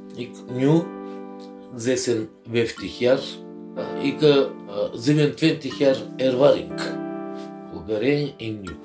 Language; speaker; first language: Dutch; non-native, learner; Bulgarian